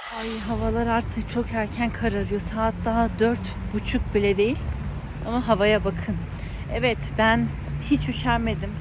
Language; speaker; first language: Turkish; early bilingual, heritage; Turkish